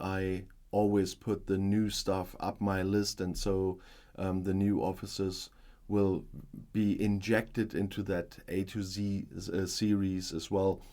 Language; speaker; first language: English; non-native, fluent; German